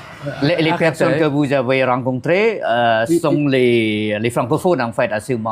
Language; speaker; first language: French; non-native, fluent; Khmer